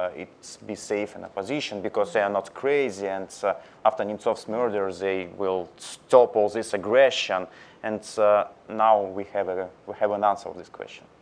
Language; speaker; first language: English; non-native, learner; Russian